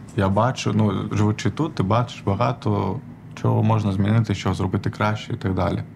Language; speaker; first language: Ukrainian; non-native, local second language; Armenian